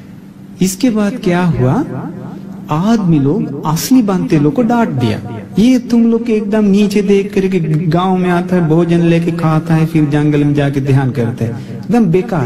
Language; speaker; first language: Hindi; non-native, fluent; Sinhala